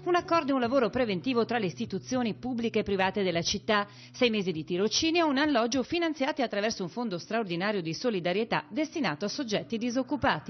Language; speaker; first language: Italian; native; Italian